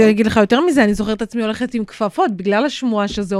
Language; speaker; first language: Hebrew; native; Hebrew